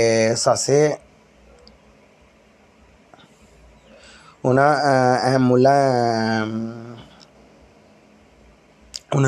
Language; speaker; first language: French; non-native, learner; Tamil